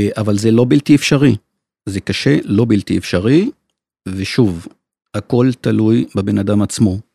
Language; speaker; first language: Hebrew; non-native, local second language; Arabic